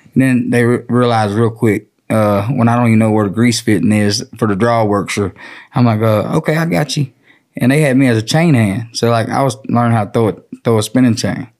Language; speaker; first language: English; native; English